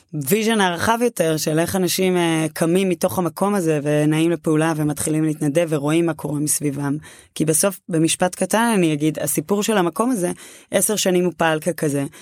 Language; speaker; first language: Hebrew; native; Hebrew